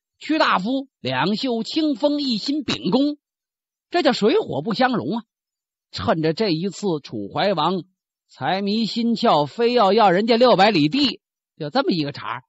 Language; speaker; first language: Chinese; native; Chinese